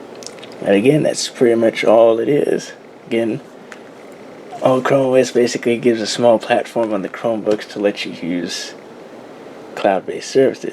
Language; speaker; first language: English; native; English